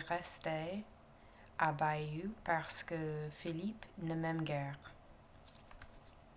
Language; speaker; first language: French; non-native, learner; English